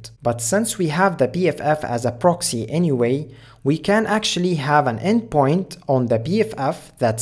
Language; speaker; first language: English; non-native, fluent; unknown